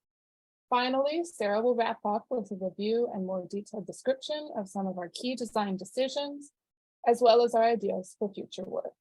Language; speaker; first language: English; native; English